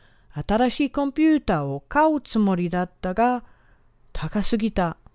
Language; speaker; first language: Japanese; non-native, fluent; English